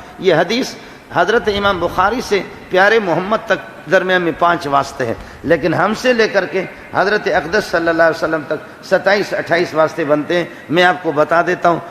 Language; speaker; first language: Urdu; non-native, local second language; Baluchi